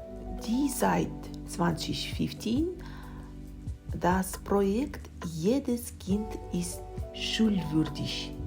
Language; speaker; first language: German; non-native, learner; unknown